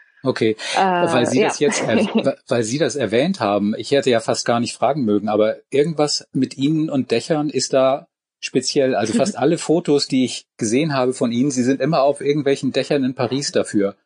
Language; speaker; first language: German; native; German